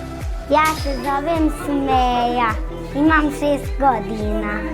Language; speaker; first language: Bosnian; early bilingual, heritage; Bosnian